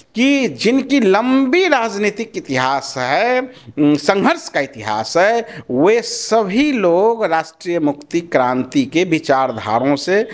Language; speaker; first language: Hindi; non-native, local second language; Maithili